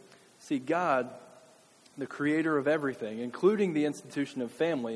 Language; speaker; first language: English; native; English